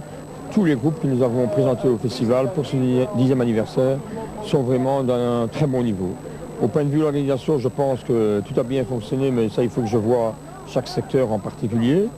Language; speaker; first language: French; native; French